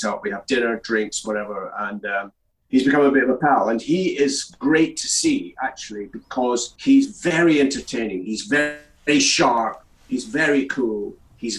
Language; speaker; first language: English; native; English